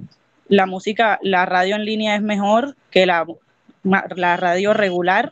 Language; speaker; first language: Spanish; native; Spanish